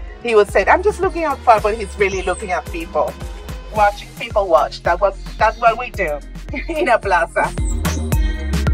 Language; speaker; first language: English; non-native, local second language; Spanish